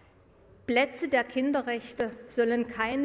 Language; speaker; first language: German; native; German